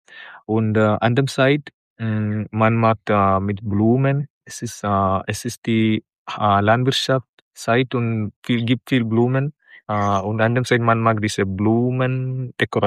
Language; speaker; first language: German; non-native, learner; Malayalam